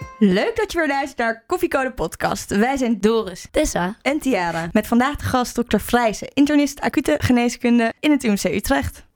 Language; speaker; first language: Dutch; native; Dutch